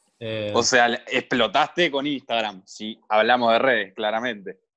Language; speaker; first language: Spanish; native; Spanish